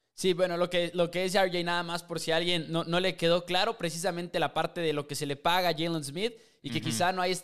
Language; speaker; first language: Spanish; native; Spanish